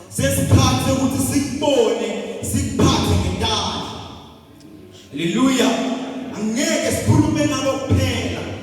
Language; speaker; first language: Zulu; non-native, local second language; Swati